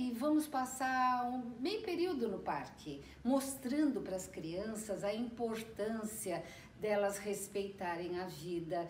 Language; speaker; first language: Portuguese; native; Portuguese